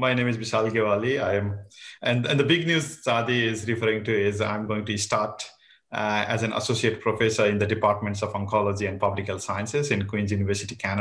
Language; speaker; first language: English; non-native, local second language; Nepali